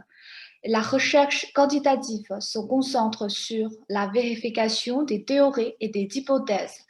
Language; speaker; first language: French; non-native, fluent; Chinese